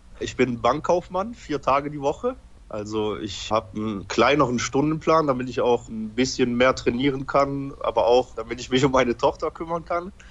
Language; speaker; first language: German; early bilingual, other home language; Polish